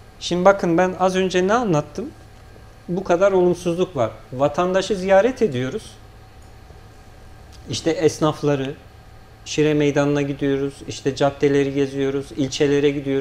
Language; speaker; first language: Turkish; native; Turkish